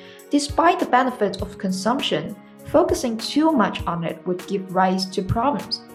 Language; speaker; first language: English; non-native, fluent; Chinese